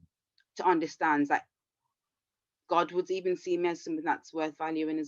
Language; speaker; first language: English; native; English